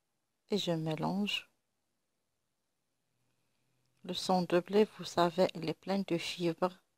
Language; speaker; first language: French; non-native, local second language; Arabic